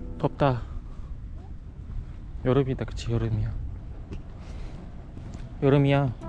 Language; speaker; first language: Korean; non-native, fluent; Japanese